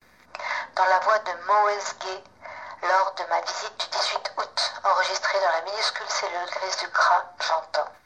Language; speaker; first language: French; native; French